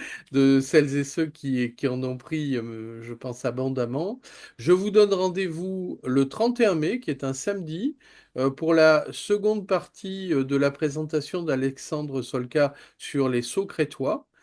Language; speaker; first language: French; native; French